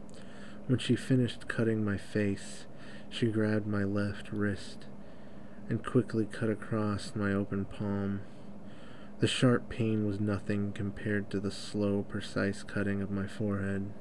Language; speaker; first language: English; native; English